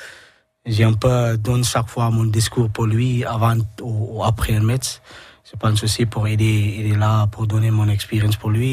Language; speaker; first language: French; non-native, learner; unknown